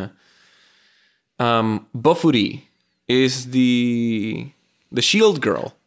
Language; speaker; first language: English; non-native, fluent; Spanish